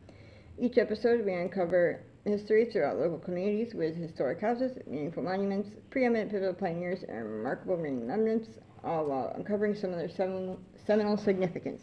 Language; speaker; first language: English; native; English